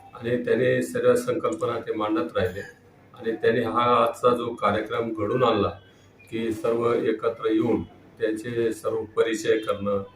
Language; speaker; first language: Marathi; native; Marathi